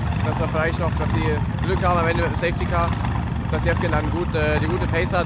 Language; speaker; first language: German; native; German